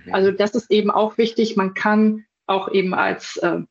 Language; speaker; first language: German; native; German